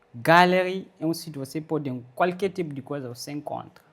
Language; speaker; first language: Portuguese; non-native, fluent; French